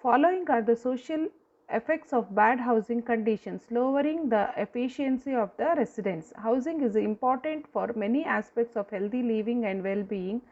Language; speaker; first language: English; non-native, local second language; Kannada